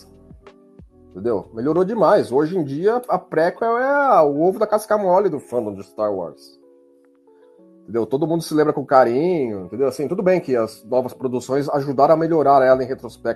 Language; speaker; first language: Portuguese; native; Portuguese